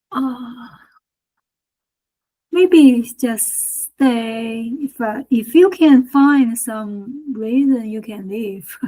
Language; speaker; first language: English; non-native, learner; Chinese